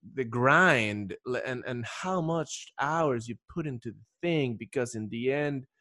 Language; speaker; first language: English; non-native, fluent; Spanish